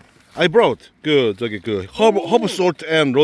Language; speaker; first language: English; non-native, learner; Korean